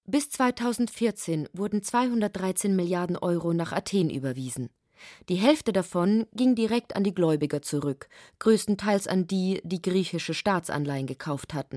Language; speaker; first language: German; native; German